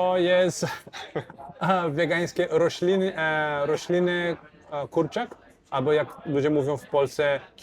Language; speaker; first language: Polish; non-native, fluent; Portuguese